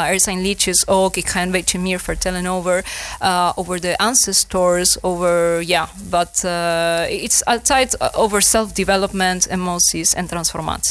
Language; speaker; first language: Dutch; non-native, learner; Spanish